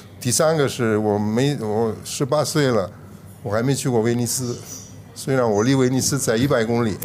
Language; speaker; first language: Chinese; non-native, fluent; Italian